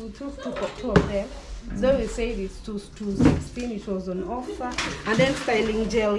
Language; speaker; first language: English; non-native, local second language; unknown